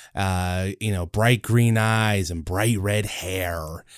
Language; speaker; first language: English; early bilingual, other home language; Spanish